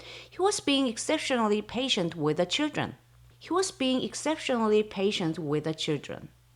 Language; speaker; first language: English; non-native, fluent; Korean